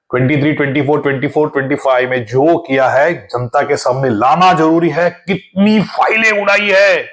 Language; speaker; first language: Hindi; non-native, local second language; Marathi